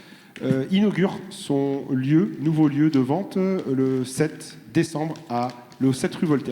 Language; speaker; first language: French; native; French